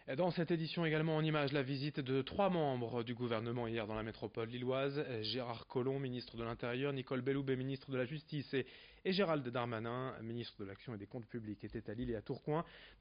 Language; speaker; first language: French; native; French